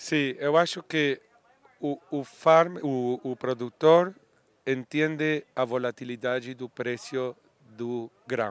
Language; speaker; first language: Portuguese; non-native, fluent; Spanish